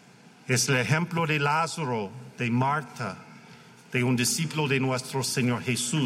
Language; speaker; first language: Spanish; non-native, learner; English